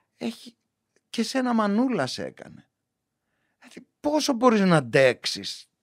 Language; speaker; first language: Greek; native; Greek